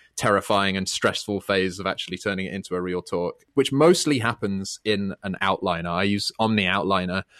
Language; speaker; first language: English; native; English